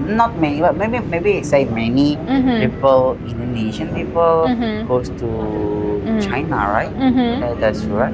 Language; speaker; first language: English; non-native, learner; Indonesian